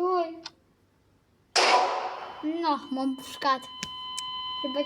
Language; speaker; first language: Romanian; early bilingual, heritage; Romanian